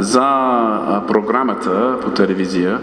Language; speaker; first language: Bulgarian; non-native, fluent; English